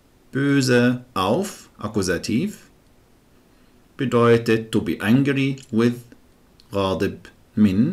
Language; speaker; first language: German; non-native, fluent; Arabic